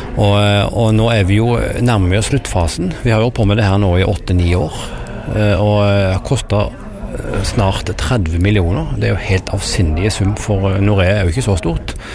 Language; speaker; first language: Norwegian; native; Norwegian